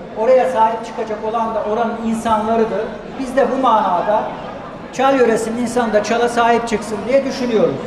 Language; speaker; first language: Turkish; native; Turkish